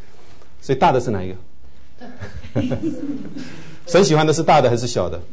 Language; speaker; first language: Chinese; native; Chinese